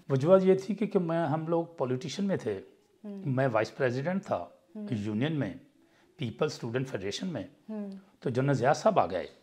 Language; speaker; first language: Urdu; non-native, local second language; Punjabi